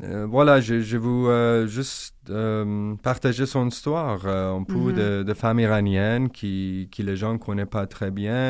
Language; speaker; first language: French; non-native, learner; Persian